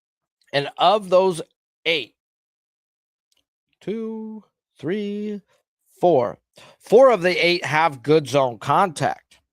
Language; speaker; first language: English; native; English